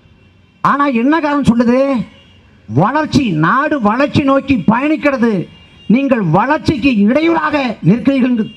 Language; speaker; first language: Tamil; native; Tamil